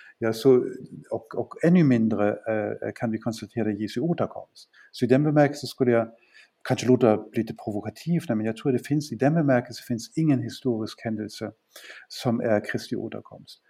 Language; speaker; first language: Swedish; non-native, fluent; German